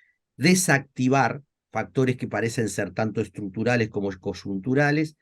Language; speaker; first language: Spanish; native; Spanish